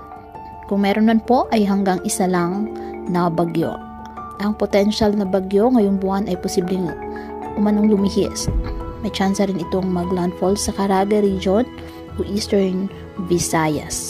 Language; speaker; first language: Filipino; non-native, local second language; Masbatenyo